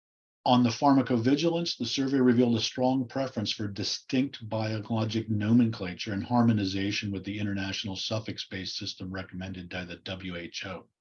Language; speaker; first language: English; native; English